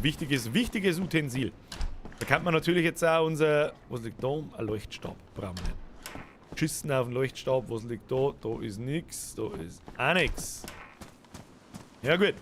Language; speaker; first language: German; native; German